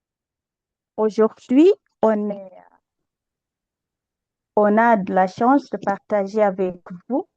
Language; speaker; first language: French; non-native, fluent; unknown